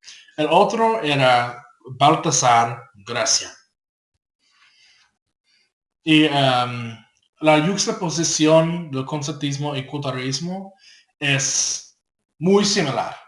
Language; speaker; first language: Spanish; non-native, learner; English